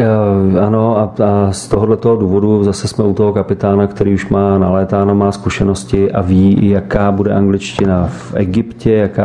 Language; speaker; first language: Czech; native; Czech